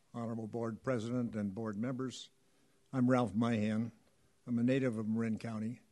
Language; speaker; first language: English; native; English